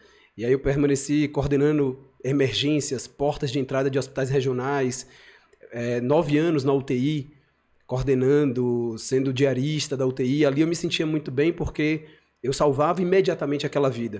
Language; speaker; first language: Portuguese; native; Portuguese